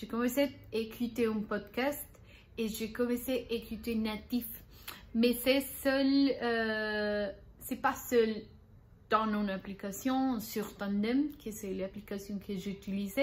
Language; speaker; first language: French; non-native, learner; Spanish